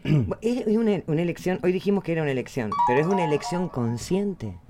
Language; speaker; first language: Spanish; native; Spanish